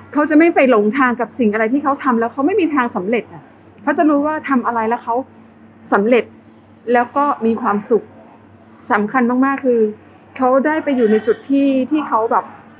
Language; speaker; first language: Thai; native; Thai